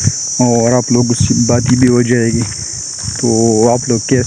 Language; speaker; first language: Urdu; non-native, local second language; Pashto